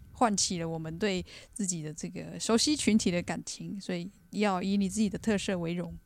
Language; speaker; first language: Chinese; native; Chinese